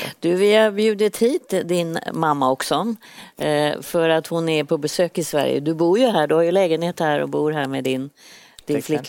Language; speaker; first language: Swedish; native; Swedish